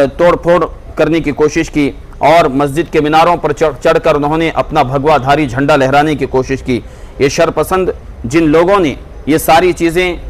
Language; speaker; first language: Urdu; native; Urdu